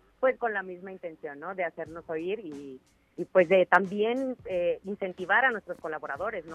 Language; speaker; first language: Spanish; native; Spanish